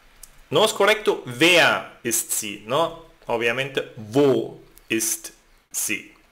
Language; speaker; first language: Spanish; non-native, fluent; German